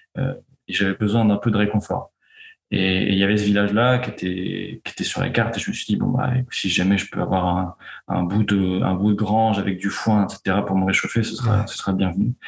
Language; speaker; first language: French; native; French